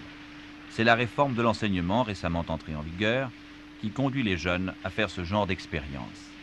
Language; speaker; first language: French; native; French